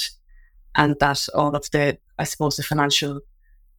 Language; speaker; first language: English; native; English